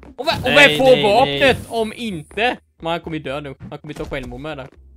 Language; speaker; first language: Swedish; native; Swedish